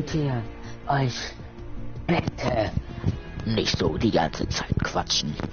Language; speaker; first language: German; native; German